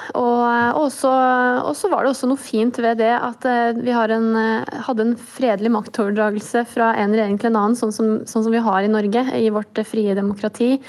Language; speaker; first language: Norwegian; native; Norwegian